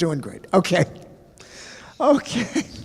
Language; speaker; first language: English; native; English